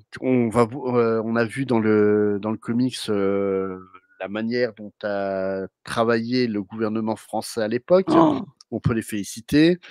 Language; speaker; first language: French; native; French